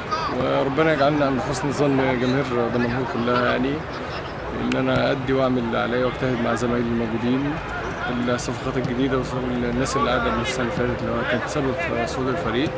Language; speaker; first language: Arabic; native; Arabic